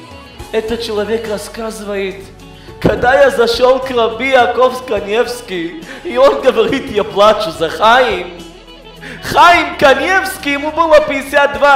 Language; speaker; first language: Russian; early bilingual, heritage; Hebrew